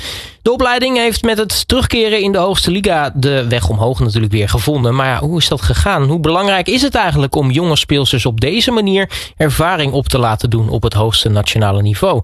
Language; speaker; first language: Dutch; native; Dutch